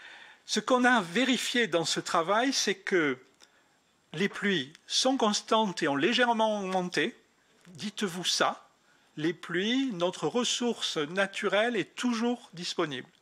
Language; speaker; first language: French; native; French